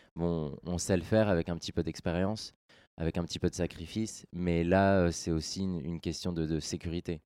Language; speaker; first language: French; native; French